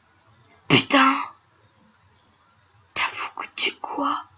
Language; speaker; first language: French; native; French